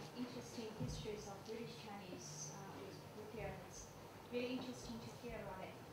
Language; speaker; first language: English; non-native, fluent; Chinese